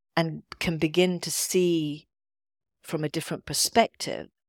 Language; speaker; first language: English; native; English